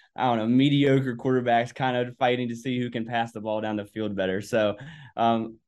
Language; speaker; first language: English; native; English